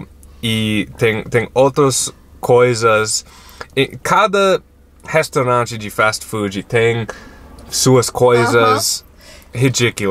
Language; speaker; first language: Portuguese; non-native, fluent; English